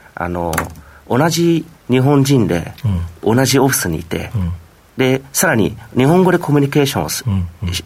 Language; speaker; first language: Japanese; non-native, fluent; Vietnamese